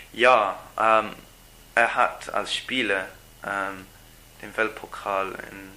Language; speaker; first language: German; non-native, learner; English